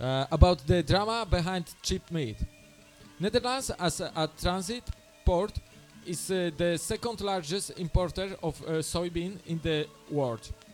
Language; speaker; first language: English; non-native, fluent; Polish